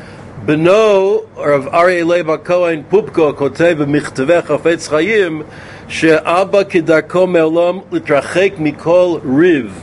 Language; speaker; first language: Hebrew; non-native, fluent; English